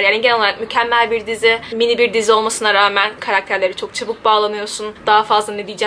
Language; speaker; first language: Turkish; native; Turkish